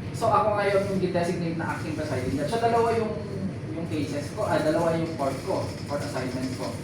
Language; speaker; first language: Filipino; non-native, local second language; Iloko